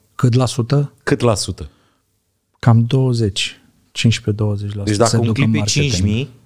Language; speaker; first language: Romanian; native; Romanian